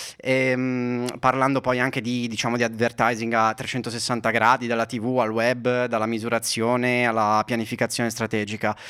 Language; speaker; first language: Italian; native; Italian